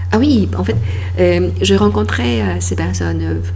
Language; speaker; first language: French; non-native, fluent; Polish